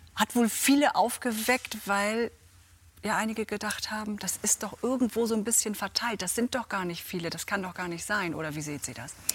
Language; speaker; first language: German; native; German